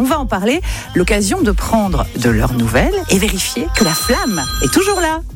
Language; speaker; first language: French; native; French